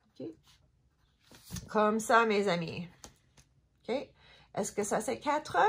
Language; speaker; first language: French; non-native, learner; English